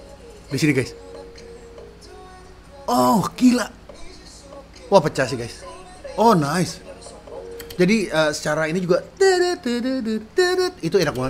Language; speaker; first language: Indonesian; native; Indonesian